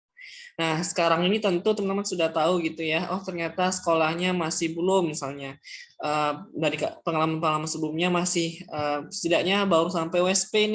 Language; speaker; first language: Indonesian; non-native, local second language; Minangkabau